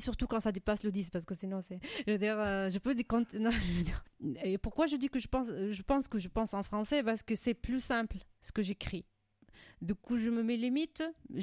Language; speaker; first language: French; non-native, fluent; Arabic